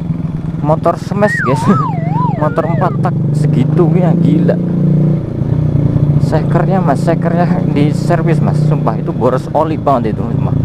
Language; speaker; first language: Indonesian; non-native, local second language; Javanese